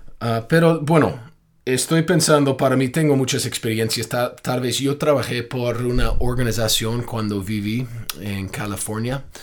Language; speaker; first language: Spanish; non-native, fluent; English